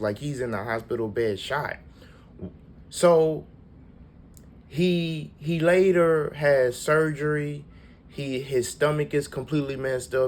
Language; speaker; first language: English; native; English